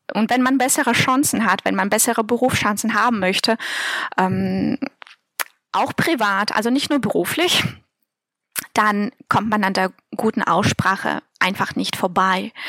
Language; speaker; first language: German; non-native, fluent; Russian